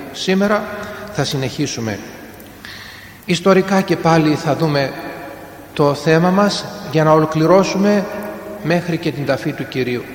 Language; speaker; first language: Greek; native; Greek